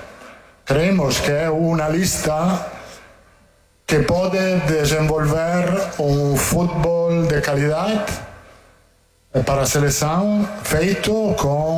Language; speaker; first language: Portuguese; non-native, fluent; Italian